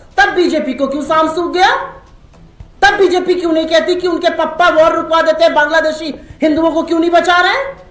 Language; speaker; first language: Hindi; native; Hindi